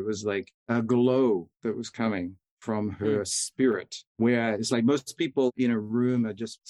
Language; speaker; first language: English; native; English